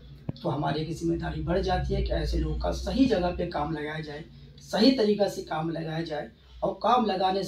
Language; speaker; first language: Hindi; native; Hindi